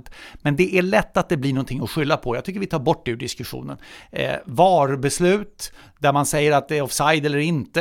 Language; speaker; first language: Swedish; native; Swedish